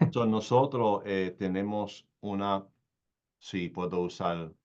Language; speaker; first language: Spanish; early bilingual, heritage; Spanish